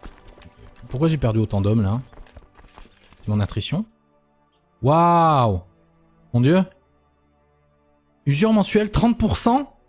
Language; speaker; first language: French; native; French